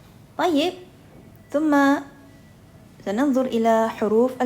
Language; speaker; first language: Arabic; non-native, fluent; Malay